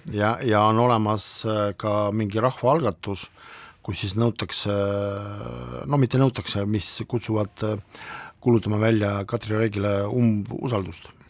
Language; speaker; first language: Estonian; non-native, local second language; Russian